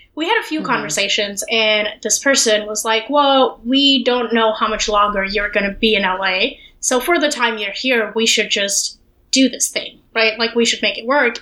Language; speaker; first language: English; non-native, local second language; Hindi